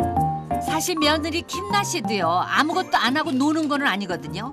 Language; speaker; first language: Korean; native; Korean